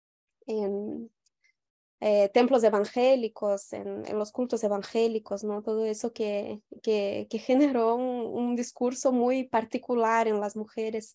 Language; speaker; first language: Spanish; non-native, fluent; Portuguese